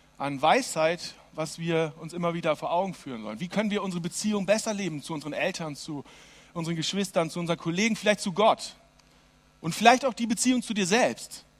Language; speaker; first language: German; native; German